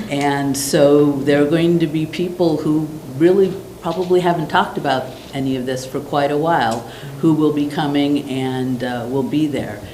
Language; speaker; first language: English; native; English